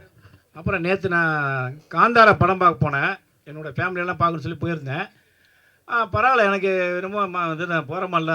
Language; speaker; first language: Tamil; native; Tamil